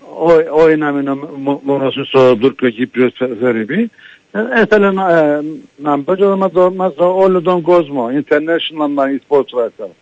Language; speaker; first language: Greek; non-native, local second language; Turkish